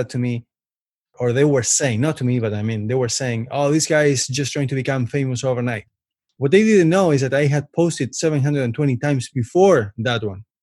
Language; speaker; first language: English; non-native, fluent; Spanish